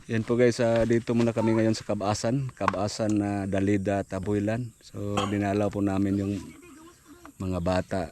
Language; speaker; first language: Filipino; non-native, local second language; Cebuano